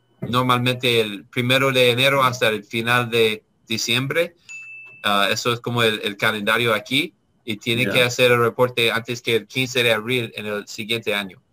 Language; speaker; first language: Spanish; non-native, learner; English